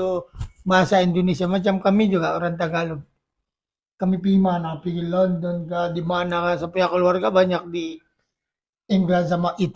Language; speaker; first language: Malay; non-native, local second language; Filipino